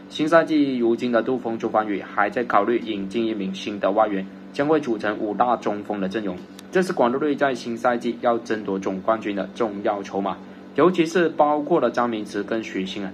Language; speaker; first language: Chinese; native; Chinese